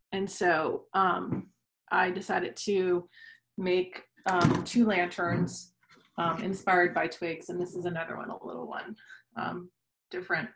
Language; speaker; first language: English; native; English